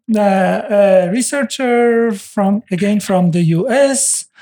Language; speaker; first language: English; non-native, fluent; Persian